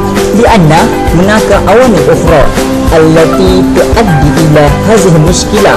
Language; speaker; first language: Arabic; non-native, learner; Malay